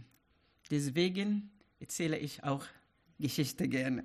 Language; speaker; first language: German; non-native, fluent; Arabic